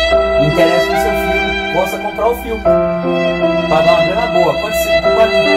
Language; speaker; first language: Portuguese; native; Portuguese